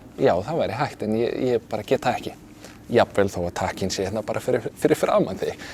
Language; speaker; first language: Icelandic; non-native, fluent; Danish